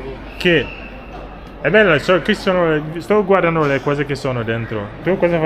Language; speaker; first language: Italian; non-native, learner; English